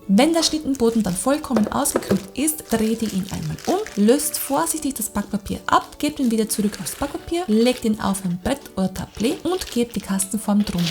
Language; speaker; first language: German; native; German